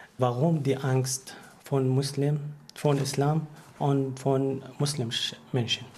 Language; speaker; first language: German; non-native, learner; Arabic